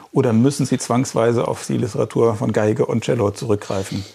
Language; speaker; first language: German; native; German